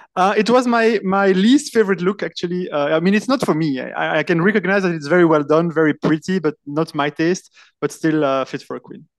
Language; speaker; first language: English; non-native, fluent; French